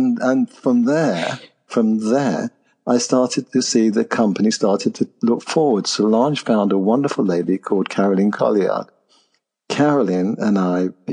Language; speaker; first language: English; native; English